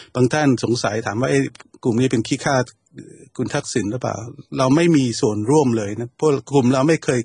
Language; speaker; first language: Thai; native; Thai